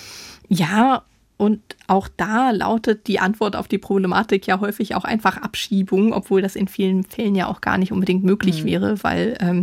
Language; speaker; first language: German; native; German